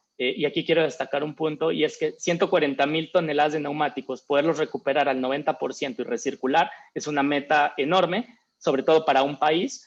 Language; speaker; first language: Spanish; native; Spanish